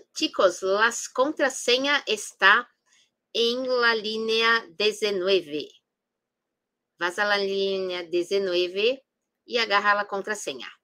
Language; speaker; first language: Spanish; non-native, fluent; Portuguese